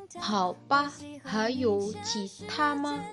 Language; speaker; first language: Chinese; non-native, learner; Indonesian